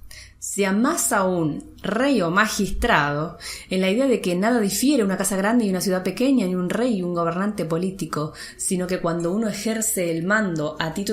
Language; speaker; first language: Spanish; native; Spanish